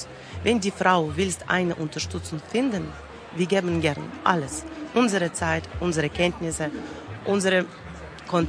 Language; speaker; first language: German; non-native, learner; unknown